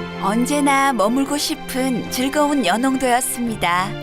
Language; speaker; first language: Korean; native; Korean